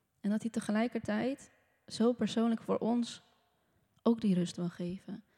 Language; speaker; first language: Dutch; native; Dutch